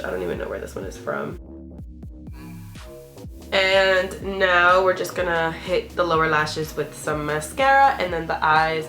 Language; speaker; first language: English; native; English